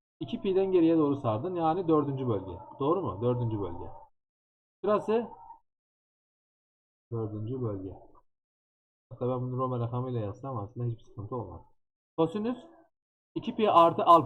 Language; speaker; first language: Turkish; native; Turkish